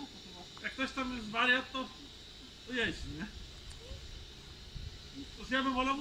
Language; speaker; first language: Polish; native; Polish